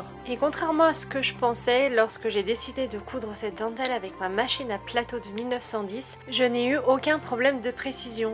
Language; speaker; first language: French; native; French